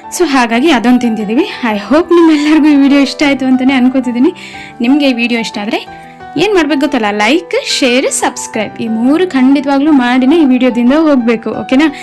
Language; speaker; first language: Kannada; non-native, local second language; Telugu